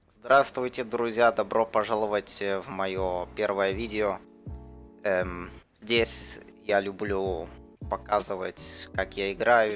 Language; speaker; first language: Russian; early bilingual, heritage; Russian